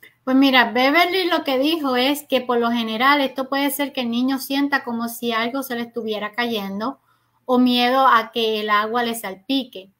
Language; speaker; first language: Spanish; native; Spanish